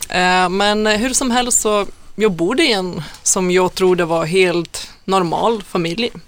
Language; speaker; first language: Swedish; non-native, fluent; Lithuanian